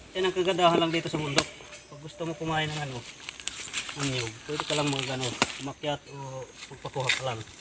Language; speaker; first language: Filipino; non-native, local second language; Waray